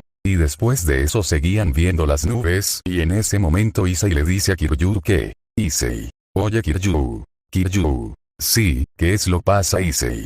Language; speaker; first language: Spanish; native; Spanish